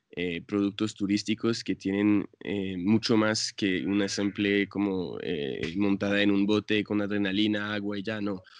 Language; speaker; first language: Spanish; non-native, fluent; French